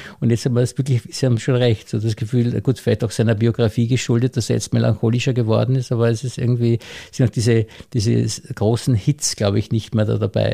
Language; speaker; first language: German; native; German